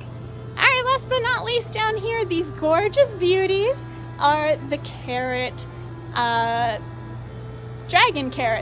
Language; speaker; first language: English; native; English